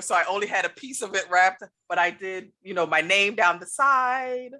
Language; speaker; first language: English; native; English